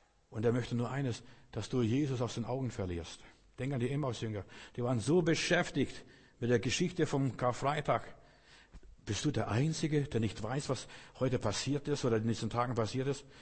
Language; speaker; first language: German; non-native, fluent; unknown